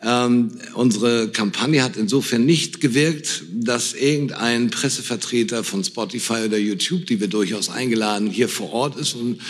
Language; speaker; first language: German; native; German